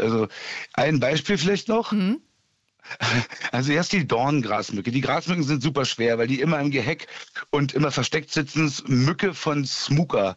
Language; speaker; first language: German; native; German